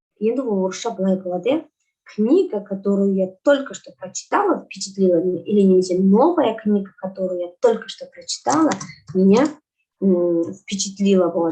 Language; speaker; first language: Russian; non-native, local second language; Kazakh